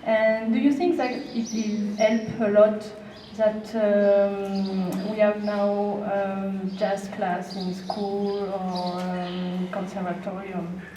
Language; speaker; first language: English; non-native, learner; French